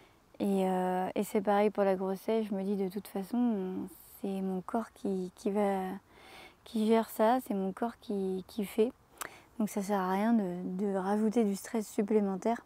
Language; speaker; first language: French; native; French